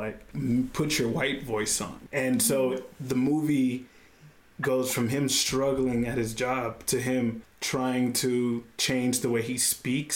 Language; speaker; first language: English; native; English